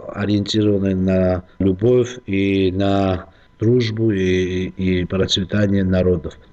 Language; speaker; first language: Russian; non-native, local second language; Georgian